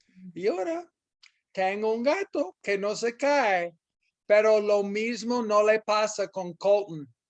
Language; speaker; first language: Spanish; non-native, fluent; English